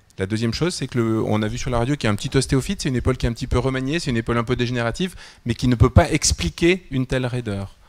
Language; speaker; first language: French; native; French